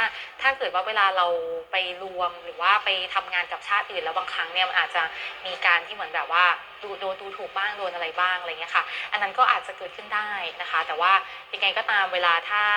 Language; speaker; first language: Thai; native; Thai